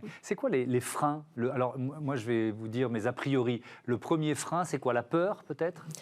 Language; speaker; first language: French; native; French